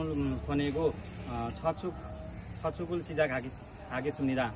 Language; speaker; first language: Korean; non-native, learner; Nepali